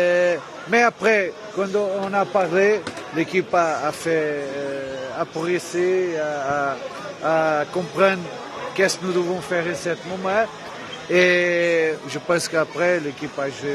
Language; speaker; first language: French; non-native, fluent; Portuguese